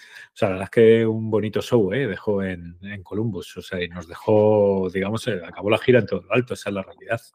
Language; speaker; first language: Spanish; native; Spanish